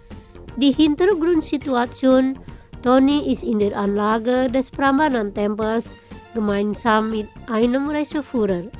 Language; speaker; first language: German; non-native, fluent; Indonesian